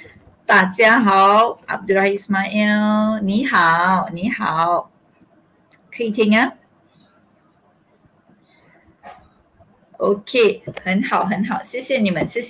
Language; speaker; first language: Chinese; non-native, local second language; Malay